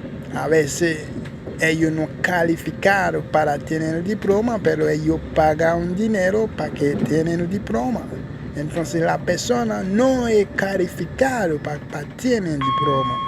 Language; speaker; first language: Spanish; non-native, fluent; Haitian Creole